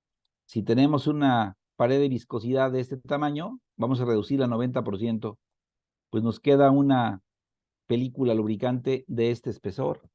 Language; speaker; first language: Spanish; native; Spanish